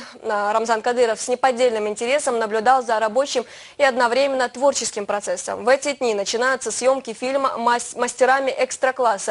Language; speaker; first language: Russian; native; Russian